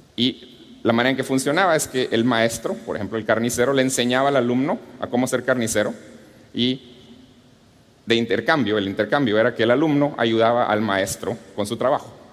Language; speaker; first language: Spanish; native; Spanish